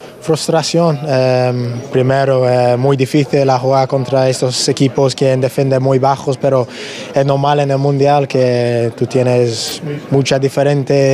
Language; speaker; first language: Spanish; non-native, learner; English